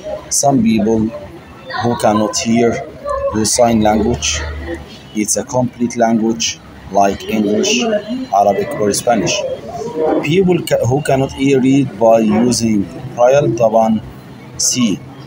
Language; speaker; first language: English; non-native, fluent; Arabic